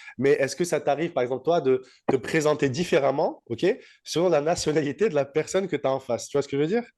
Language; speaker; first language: French; native; French